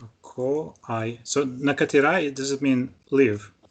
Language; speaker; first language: Filipino; non-native, learner; Russian